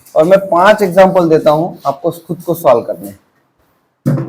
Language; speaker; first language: Hindi; non-native, local second language; Marathi